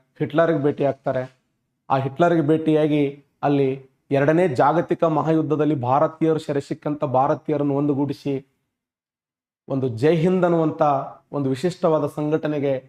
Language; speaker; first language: Kannada; native; Kannada